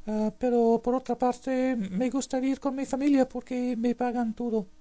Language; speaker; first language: Spanish; non-native, learner; English